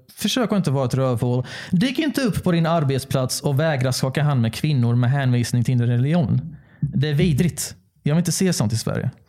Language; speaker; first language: Swedish; early bilingual, other home language; Bosnian